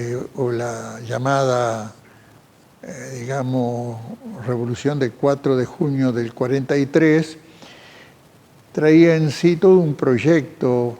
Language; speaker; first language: Spanish; native; Spanish